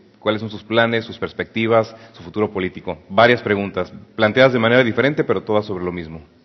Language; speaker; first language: Spanish; native; Spanish